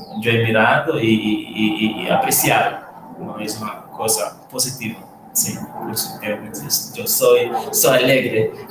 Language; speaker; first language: Spanish; non-native, learner; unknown